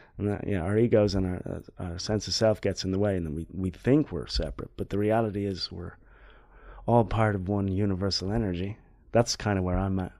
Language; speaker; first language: English; native; English